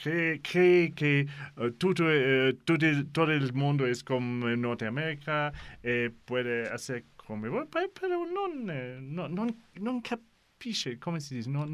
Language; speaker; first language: Spanish; non-native, learner; English